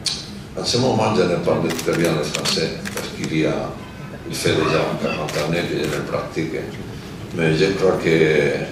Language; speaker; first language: French; non-native, learner; Spanish